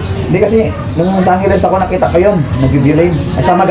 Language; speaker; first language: Filipino; native; Filipino